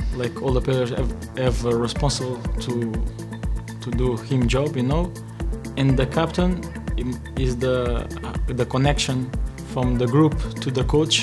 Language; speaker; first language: English; non-native, learner; Portuguese